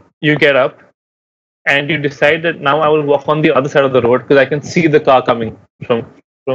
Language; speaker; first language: English; non-native, local second language; Hindi